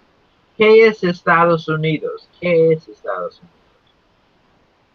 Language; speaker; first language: Spanish; non-native, fluent; English